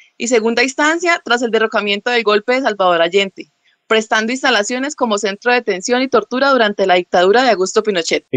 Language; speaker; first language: Spanish; native; Spanish